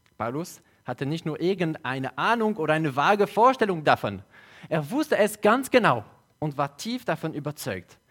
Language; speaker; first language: German; non-native, local second language; French